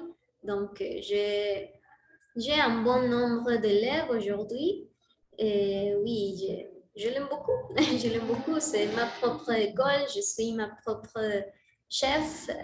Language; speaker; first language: French; non-native, learner; Spanish